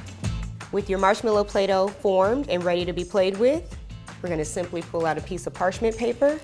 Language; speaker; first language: English; native; English